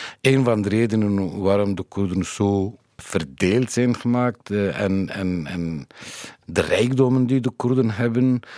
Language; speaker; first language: Dutch; non-native, fluent; Kurdish